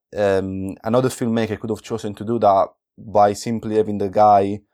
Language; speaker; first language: English; non-native, fluent; Italian